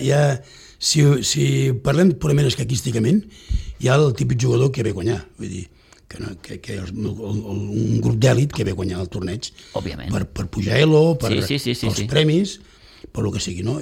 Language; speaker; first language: Catalan; native; Catalan